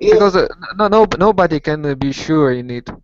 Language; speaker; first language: English; non-native, learner; Russian